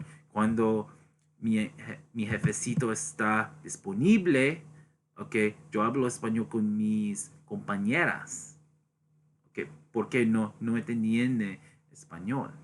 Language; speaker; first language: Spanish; non-native, learner; English